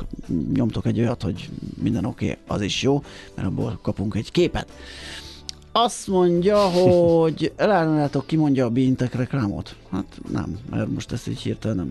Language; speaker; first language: Hungarian; native; Hungarian